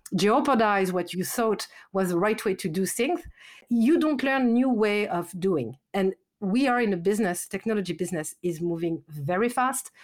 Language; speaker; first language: English; non-native, fluent; French